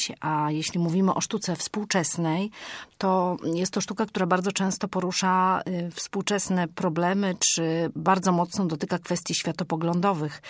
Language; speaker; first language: Polish; native; Polish